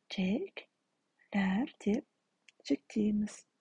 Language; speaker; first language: Turkish; non-native, fluent; Kazakh